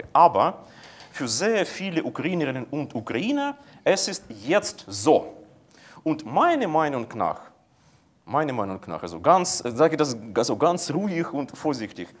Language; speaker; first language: German; non-native, fluent; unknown